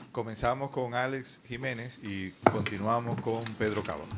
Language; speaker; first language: Spanish; native; Spanish